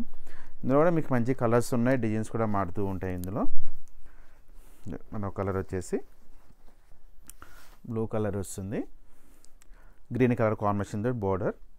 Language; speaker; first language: Telugu; native; Telugu